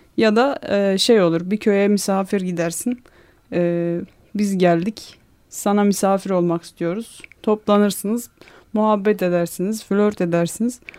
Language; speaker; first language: Turkish; non-native, local second language; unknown